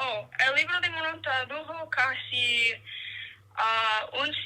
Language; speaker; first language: Spanish; non-native, learner; English